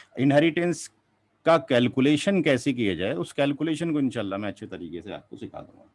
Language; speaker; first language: Hindi; native; Hindi